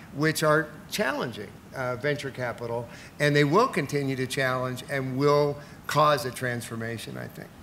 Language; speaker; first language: English; native; English